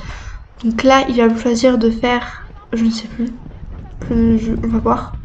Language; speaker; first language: French; native; French